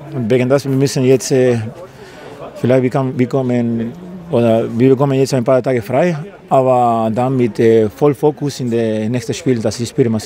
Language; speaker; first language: German; non-native, fluent; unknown